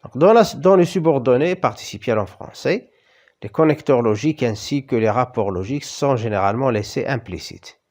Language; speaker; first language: French; non-native, local second language; Arabic